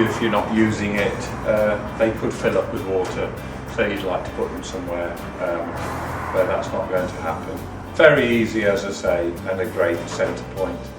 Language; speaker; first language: English; native; English